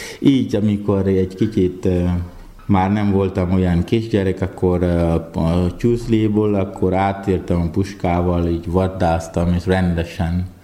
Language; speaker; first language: Hungarian; non-native, fluent; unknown